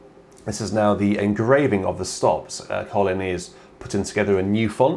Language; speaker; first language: English; native; English